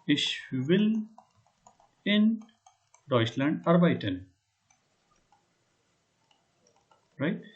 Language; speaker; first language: German; non-native, fluent; Hindi